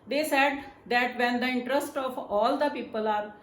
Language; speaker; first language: English; non-native, local second language; Punjabi